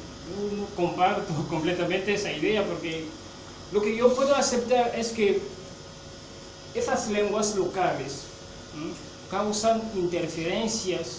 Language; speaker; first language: Spanish; non-native, fluent; French